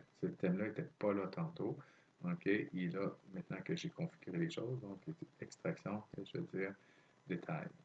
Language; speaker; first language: French; native; French